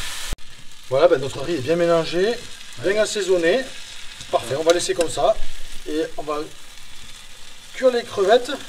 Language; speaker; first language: French; native; French